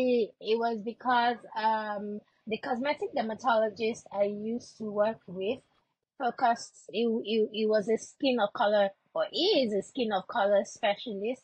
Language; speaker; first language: English; non-native, local second language; Yoruba